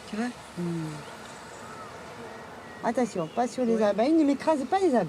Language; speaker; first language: French; native; French